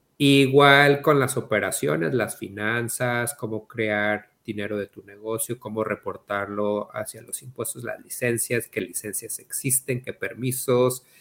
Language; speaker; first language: Spanish; native; Spanish